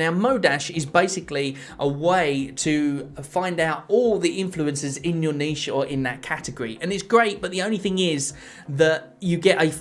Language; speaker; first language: English; native; English